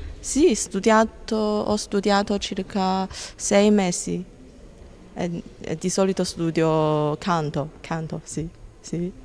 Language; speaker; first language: Italian; non-native, learner; Chinese